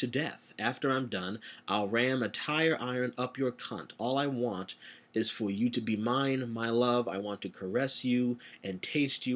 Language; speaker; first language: English; native; English